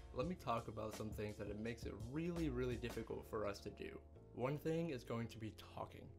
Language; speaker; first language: English; native; English